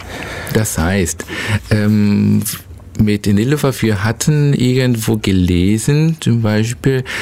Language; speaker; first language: German; non-native, learner; Korean